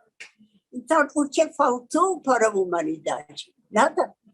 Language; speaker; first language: Portuguese; non-native, learner; Persian